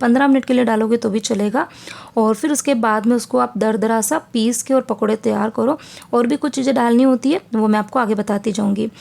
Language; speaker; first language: Hindi; native; Hindi